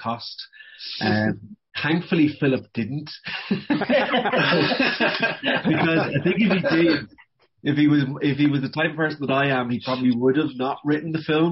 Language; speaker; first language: English; native; English